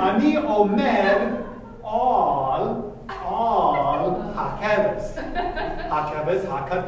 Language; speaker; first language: Hebrew; non-native, fluent; English